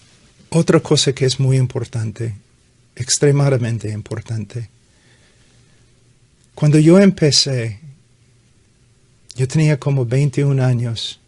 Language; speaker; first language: Spanish; non-native, fluent; English